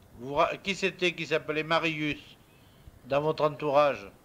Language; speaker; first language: French; native; French